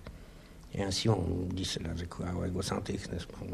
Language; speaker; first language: French; non-native, fluent; Polish